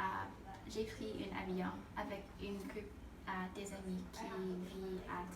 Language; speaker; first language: French; non-native, learner; English